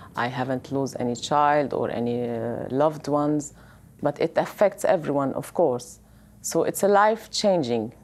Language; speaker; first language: English; non-native, fluent; Arabic